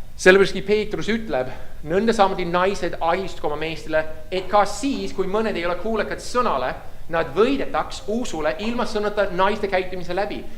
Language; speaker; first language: Estonian; early bilingual, heritage; Estonian